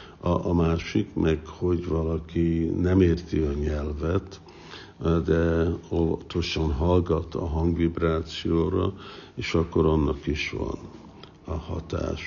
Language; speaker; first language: Hungarian; early bilingual, heritage; Hungarian